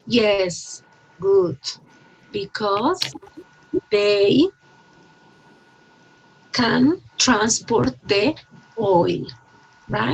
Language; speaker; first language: English; non-native, fluent; Spanish